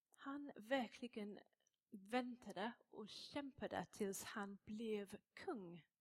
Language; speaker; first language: Swedish; non-native, fluent; English